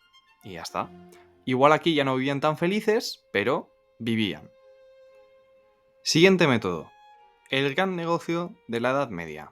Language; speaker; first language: Spanish; native; Spanish